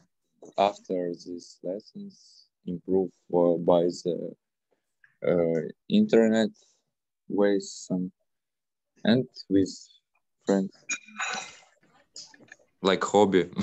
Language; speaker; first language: English; non-native, learner; Ukrainian